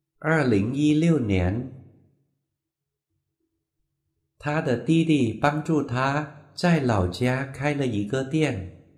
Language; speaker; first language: Chinese; non-native, fluent; Vietnamese